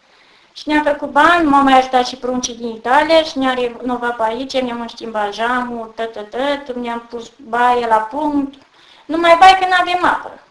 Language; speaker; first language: Romanian; native; Romanian